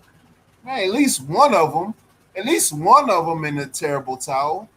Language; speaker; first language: English; native; English